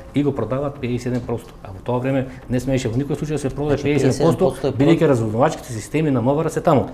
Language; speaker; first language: Macedonian; native; Macedonian